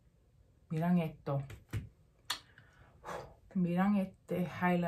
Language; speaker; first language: Spanish; early bilingual, heritage; Spanish